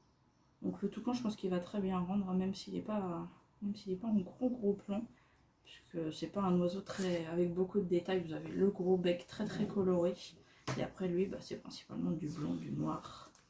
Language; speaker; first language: French; native; French